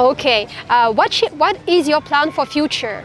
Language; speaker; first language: English; non-native, learner; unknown